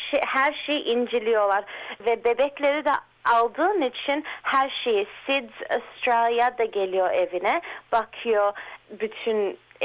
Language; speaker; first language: Turkish; early bilingual, heritage; Turkish